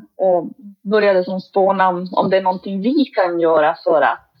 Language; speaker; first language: Swedish; native; Swedish